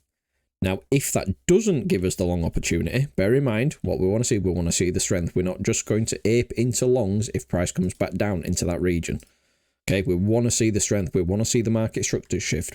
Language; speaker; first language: English; native; English